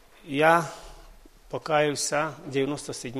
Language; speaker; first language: Russian; non-native, local second language; Ukrainian